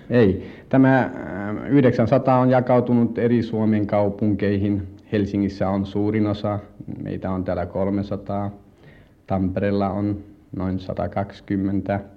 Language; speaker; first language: Finnish; non-native, fluent; Tatar